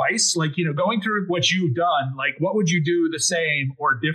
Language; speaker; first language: English; native; English